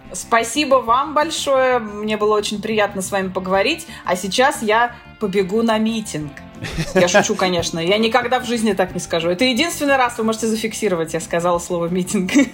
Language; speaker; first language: Russian; native; Russian